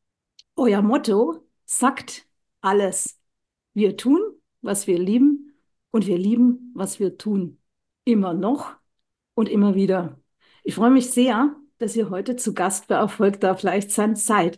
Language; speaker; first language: German; native; German